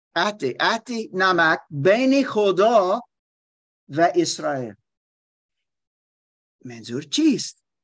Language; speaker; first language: Persian; non-native, learner; German